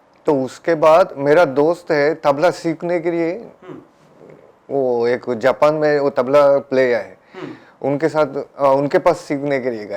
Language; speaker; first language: Hindi; non-native, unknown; Japanese